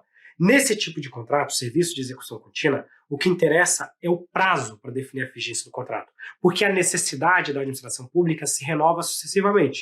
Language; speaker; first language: Portuguese; native; Portuguese